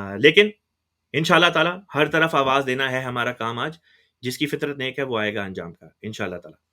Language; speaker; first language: Urdu; native; Urdu